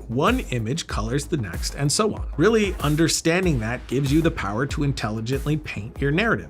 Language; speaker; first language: English; native; English